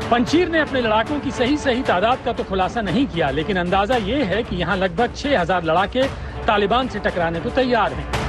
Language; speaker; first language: Hindi; native; Hindi